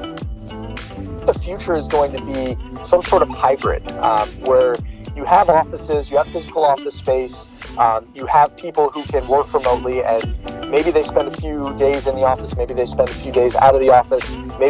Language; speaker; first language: English; native; English